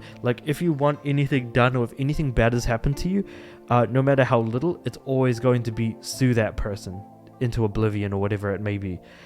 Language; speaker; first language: English; native; English